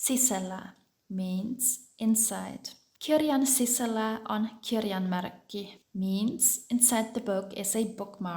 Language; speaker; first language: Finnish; non-native, fluent; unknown